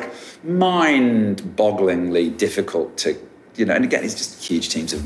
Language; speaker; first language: English; native; English